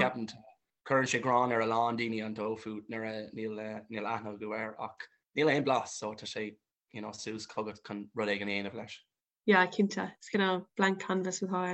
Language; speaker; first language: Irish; non-native, local second language; English